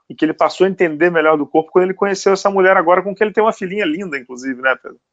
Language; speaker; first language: Portuguese; native; Portuguese